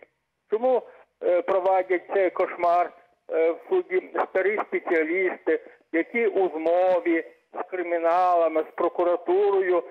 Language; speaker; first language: Ukrainian; native; Ukrainian